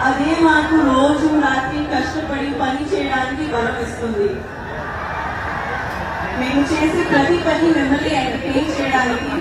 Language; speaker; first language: Telugu; non-native, local second language; Hindi